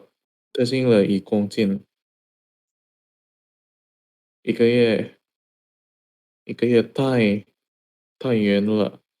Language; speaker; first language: Chinese; non-native, learner; Indonesian